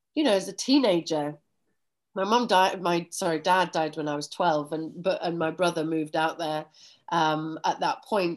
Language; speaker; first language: English; native; English